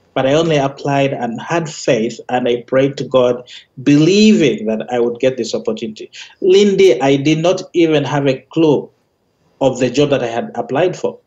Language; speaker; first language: English; non-native, local second language; Ganda